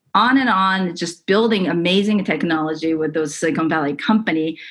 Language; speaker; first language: English; non-native, fluent; Japanese